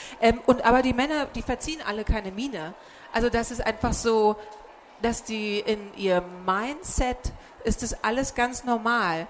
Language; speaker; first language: German; native; German